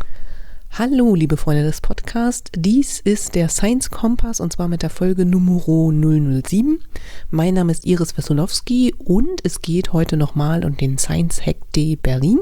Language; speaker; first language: German; native; German